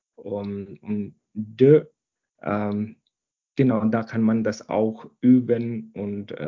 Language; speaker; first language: German; non-native, fluent; Hindi